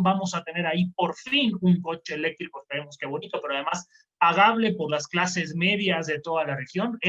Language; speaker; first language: Spanish; native; Spanish